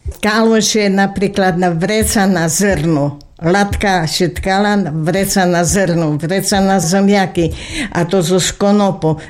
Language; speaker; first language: Slovak; native; Slovak